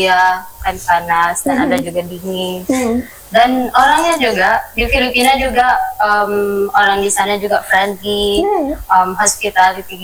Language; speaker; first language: Indonesian; non-native, learner; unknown